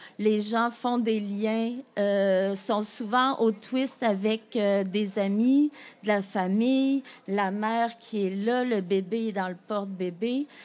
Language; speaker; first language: French; native; French